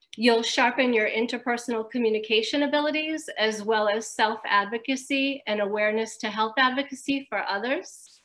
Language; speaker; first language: English; native; English